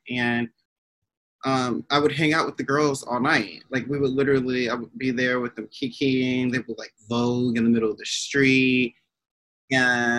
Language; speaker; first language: English; native; English